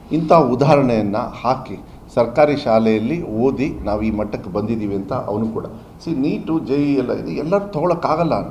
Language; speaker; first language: Kannada; native; Kannada